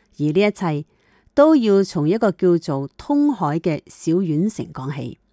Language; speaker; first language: Chinese; native; Chinese